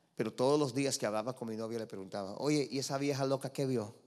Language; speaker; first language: Spanish; early bilingual, heritage; Spanish